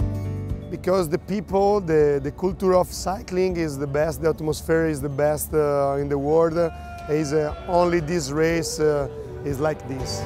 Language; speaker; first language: English; non-native, learner; Italian